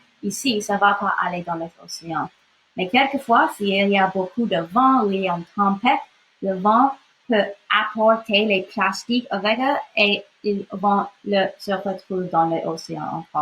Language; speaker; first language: French; non-native, local second language; English